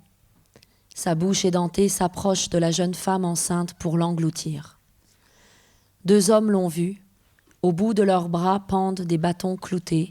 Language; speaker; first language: French; early bilingual, other home language; Persian